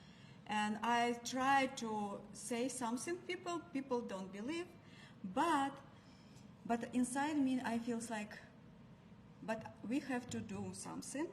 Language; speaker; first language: English; non-native, learner; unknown